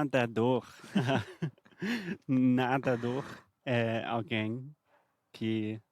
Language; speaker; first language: Portuguese; non-native, fluent; English